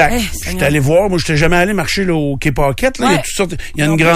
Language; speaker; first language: French; native; French